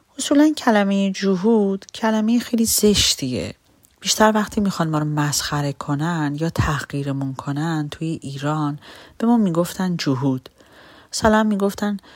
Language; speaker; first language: Persian; native; Persian